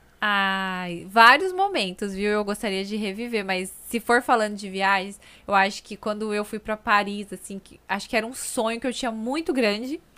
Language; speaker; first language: Portuguese; native; Portuguese